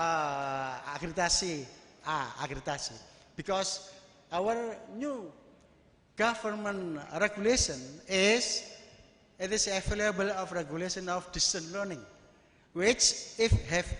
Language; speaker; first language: English; non-native, learner; Indonesian